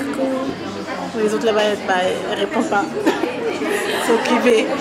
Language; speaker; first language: French; native; French